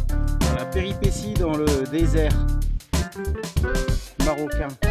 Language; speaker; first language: French; non-native, local second language; Arabic